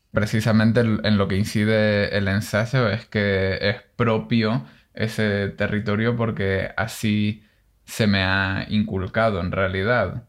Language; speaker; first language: Spanish; non-native, fluent; Hebrew